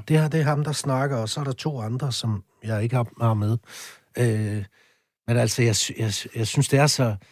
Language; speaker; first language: Danish; native; Danish